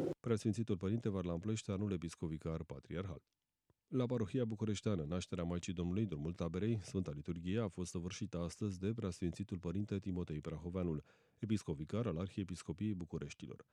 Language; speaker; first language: Romanian; native; Romanian